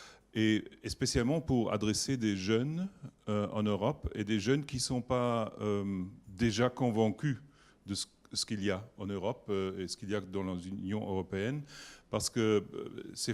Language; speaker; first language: French; non-native, learner; German